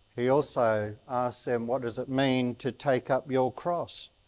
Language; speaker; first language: English; native; English